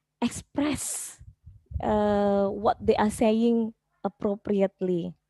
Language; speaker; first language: English; non-native, fluent; Indonesian